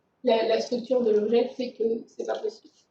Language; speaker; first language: French; native; French